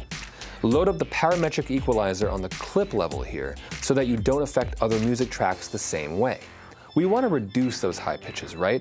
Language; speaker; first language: English; native; English